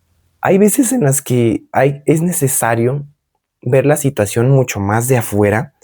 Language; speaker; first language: Spanish; native; Spanish